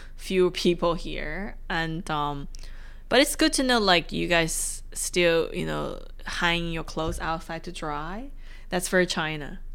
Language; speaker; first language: English; non-native, fluent; Chinese